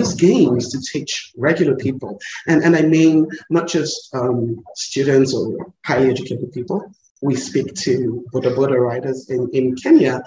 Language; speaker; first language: English; non-native, local second language; Yoruba